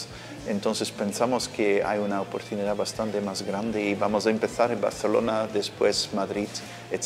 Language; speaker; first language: Spanish; non-native, fluent; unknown